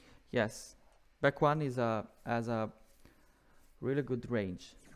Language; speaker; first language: English; non-native, fluent; Italian